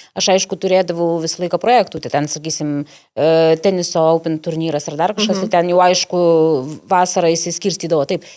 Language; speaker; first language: Lithuanian; native; Lithuanian